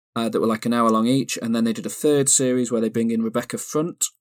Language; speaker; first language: English; native; English